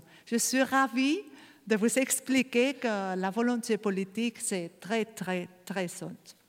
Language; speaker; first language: French; non-native, learner; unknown